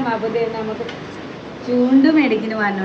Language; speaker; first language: Malayalam; non-native, fluent; Nepali